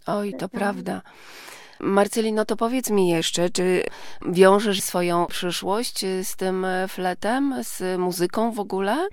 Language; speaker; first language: Polish; native; Polish